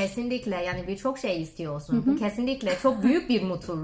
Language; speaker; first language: Turkish; non-native, learner; Chinese